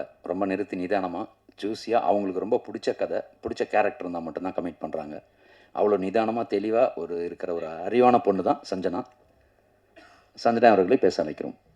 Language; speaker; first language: Tamil; native; Tamil